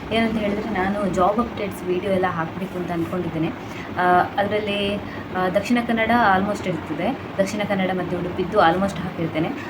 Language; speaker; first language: Kannada; non-native, local second language; Tulu